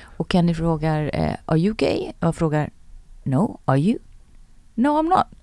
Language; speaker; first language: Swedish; native; Swedish